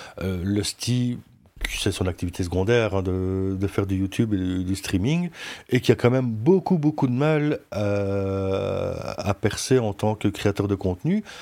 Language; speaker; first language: French; native; French